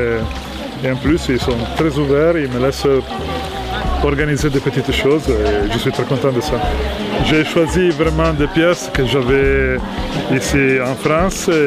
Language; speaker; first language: French; early bilingual, heritage; Italian